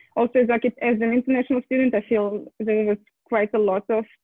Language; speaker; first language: English; non-native, fluent; Russian